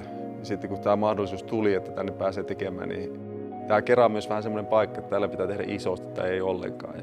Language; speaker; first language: Finnish; native; Finnish